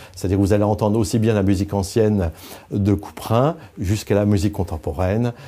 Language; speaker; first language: French; native; French